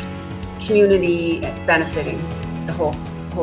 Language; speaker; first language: English; native; English